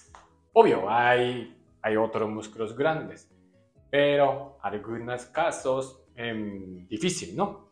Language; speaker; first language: Spanish; non-native, learner; Japanese